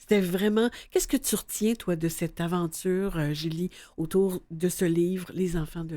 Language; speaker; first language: French; native; French